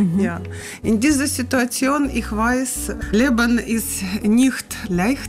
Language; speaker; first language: German; non-native, learner; Russian